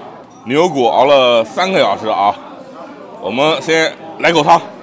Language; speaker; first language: Chinese; native; Chinese